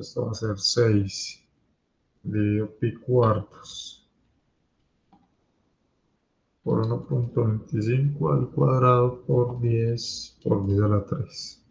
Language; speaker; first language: Spanish; native; Spanish